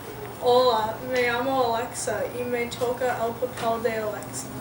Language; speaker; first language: Spanish; non-native, learner; English